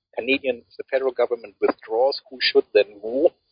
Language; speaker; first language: English; early bilingual, other home language; German